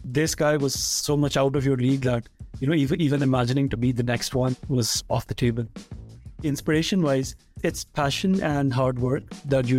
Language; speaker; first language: English; non-native, local second language; Punjabi